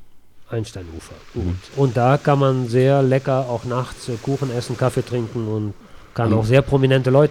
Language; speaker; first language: German; native; German